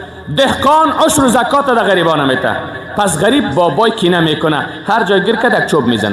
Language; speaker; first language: Persian; native; Persian